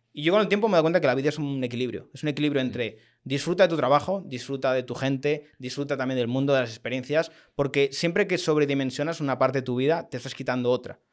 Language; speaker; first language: Spanish; native; Spanish